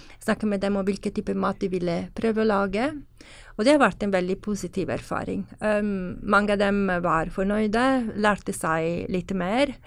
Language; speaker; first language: Norwegian; non-native, fluent; Italian